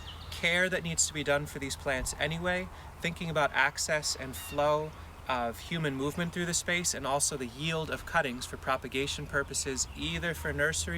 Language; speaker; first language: English; native; English